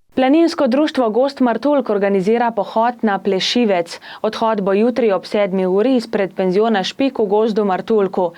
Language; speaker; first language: Slovenian; native; Slovenian